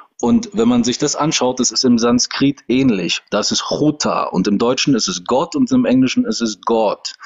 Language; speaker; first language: German; native; German